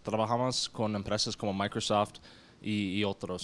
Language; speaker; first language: Spanish; non-native, learner; English